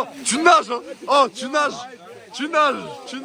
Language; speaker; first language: French; native; French